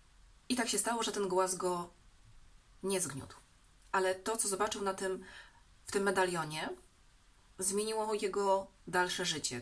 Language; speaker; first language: Polish; native; Polish